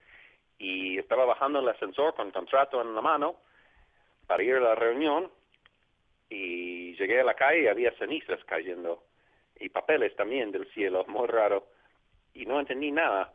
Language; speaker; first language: Spanish; non-native, fluent; English